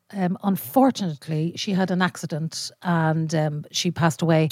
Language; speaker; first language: English; native; English